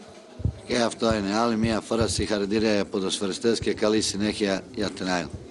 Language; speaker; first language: Greek; non-native, fluent; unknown